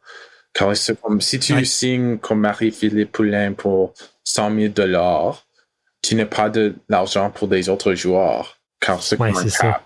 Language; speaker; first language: French; non-native, learner; English